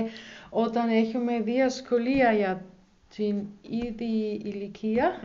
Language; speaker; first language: Greek; non-native, learner; German